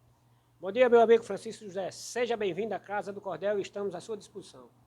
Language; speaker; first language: Portuguese; native; Portuguese